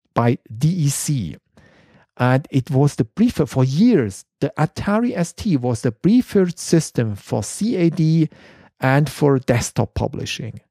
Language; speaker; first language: English; non-native, fluent; German